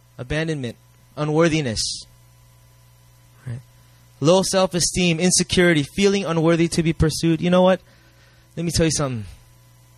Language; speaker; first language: English; native; English